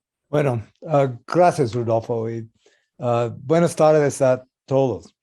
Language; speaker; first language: Spanish; non-native, learner; English